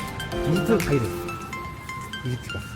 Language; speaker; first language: Korean; native; Korean